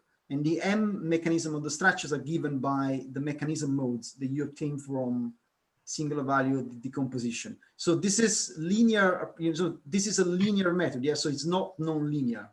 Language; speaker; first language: English; non-native, fluent; Italian